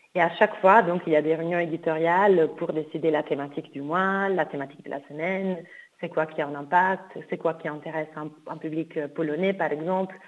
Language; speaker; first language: French; non-native, fluent; Italian